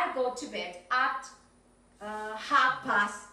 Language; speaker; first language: English; non-native, fluent; Spanish